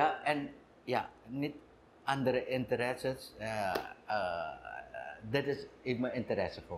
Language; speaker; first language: Dutch; non-native, local second language; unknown